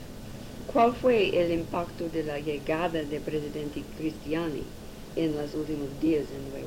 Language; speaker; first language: Spanish; non-native, learner; English